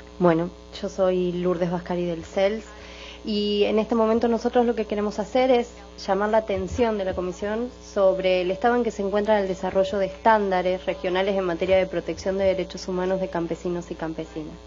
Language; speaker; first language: Spanish; native; Spanish